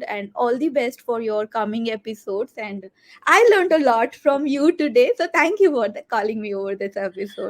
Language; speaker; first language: English; non-native, local second language; Hindi